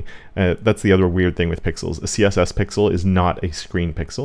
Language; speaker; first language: English; native; English